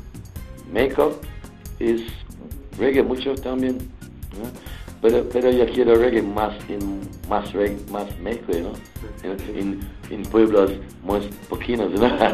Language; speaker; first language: Spanish; non-native, learner; English